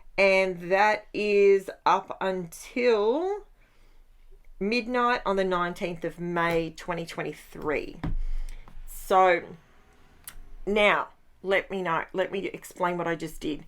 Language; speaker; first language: English; native; English